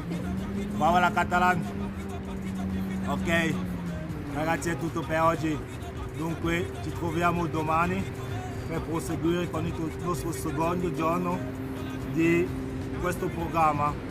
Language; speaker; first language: Italian; non-native, learner; French